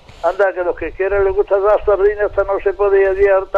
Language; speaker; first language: Spanish; native; Spanish